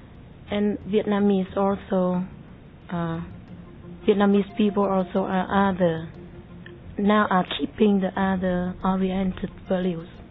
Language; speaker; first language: English; non-native, learner; Vietnamese